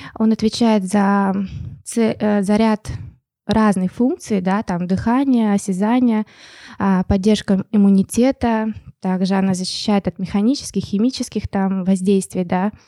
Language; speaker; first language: Russian; native; Russian